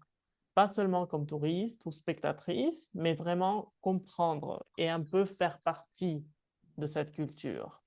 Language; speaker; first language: French; non-native, fluent; Spanish